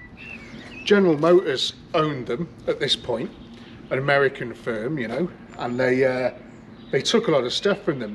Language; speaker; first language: English; native; English